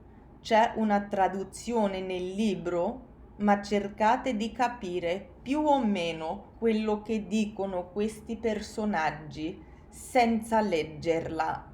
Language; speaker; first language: Italian; non-native, fluent; English